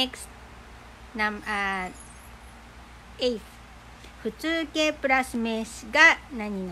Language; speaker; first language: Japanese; non-native, fluent; Filipino